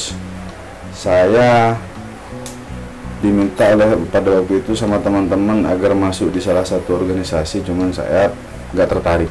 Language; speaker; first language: Indonesian; non-native, local second language; Madurese